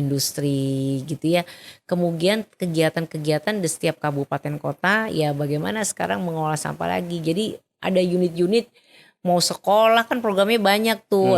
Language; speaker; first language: Indonesian; native; Indonesian